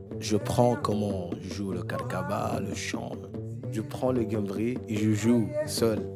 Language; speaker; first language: French; non-native, learner; Arabic